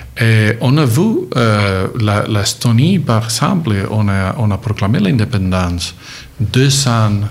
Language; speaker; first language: French; non-native, learner; Catalan